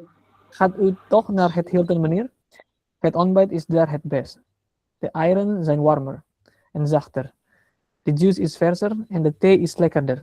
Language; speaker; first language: Dutch; non-native, learner; Indonesian